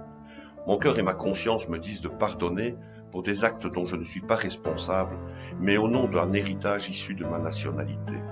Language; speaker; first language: French; native; French